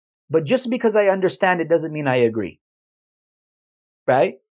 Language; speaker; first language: English; native; English